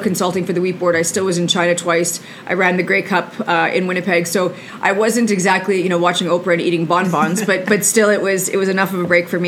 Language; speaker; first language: English; native; English